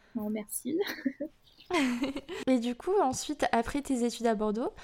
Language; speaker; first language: French; non-native, fluent; Turkish